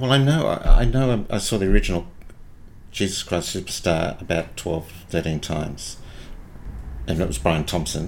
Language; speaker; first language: English; native; English